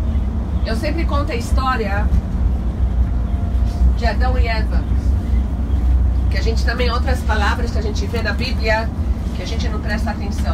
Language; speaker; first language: Portuguese; non-native, fluent; Hebrew